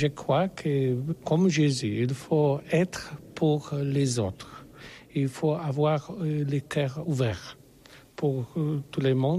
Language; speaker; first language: French; non-native, learner; Polish